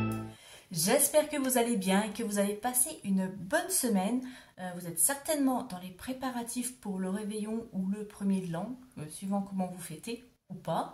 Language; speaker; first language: French; native; French